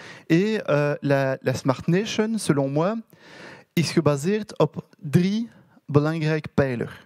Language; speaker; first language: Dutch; non-native, learner; French